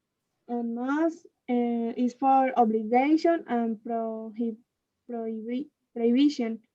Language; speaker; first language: English; non-native, learner; Spanish